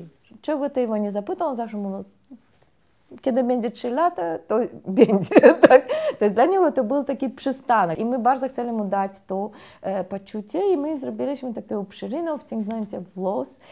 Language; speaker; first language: Polish; non-native, fluent; Russian